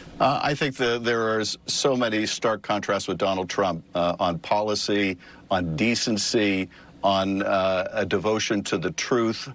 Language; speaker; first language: English; native; English